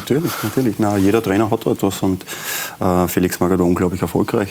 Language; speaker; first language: German; native; German